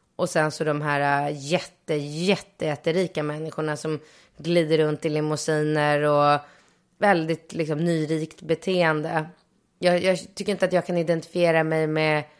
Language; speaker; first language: Swedish; early bilingual, other home language; Polish